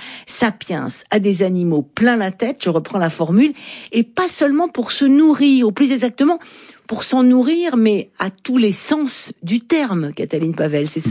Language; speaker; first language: French; native; French